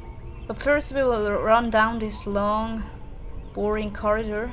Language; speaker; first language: English; non-native, fluent; German